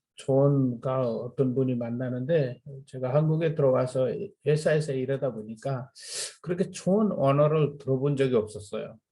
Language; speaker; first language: Korean; non-native, fluent; Nepali